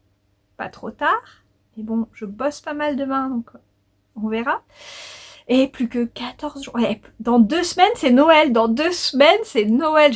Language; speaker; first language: French; native; French